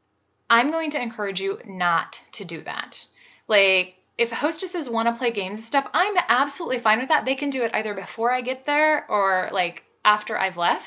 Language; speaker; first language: English; native; English